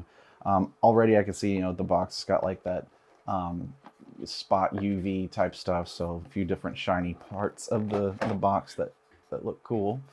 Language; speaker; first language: English; native; English